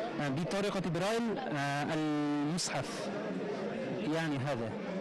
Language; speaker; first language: Arabic; non-native, learner; Uzbek